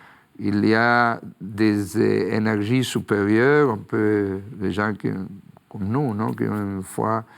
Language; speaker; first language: French; non-native, fluent; Spanish